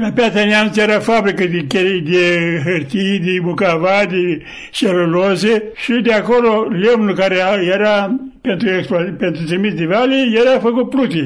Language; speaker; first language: Romanian; native; Romanian